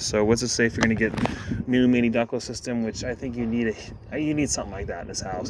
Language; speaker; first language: English; native; English